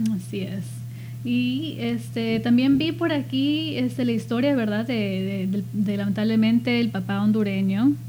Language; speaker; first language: Spanish; early bilingual, heritage; Spanish